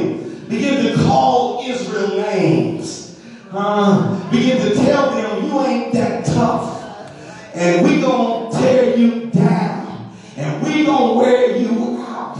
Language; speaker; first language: English; native; English